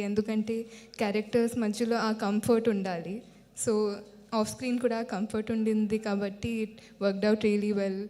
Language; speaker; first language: Telugu; non-native, fluent; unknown